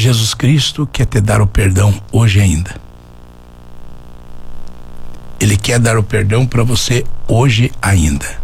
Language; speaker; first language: Portuguese; native; Portuguese